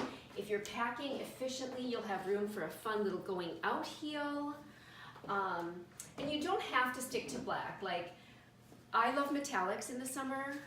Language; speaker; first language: English; native; English